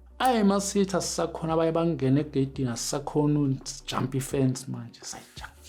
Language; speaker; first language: Zulu; native; Zulu